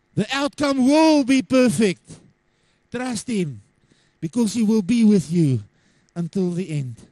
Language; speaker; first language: English; non-native, local second language; Afrikaans